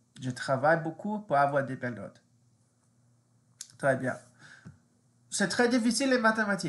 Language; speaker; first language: French; non-native, fluent; English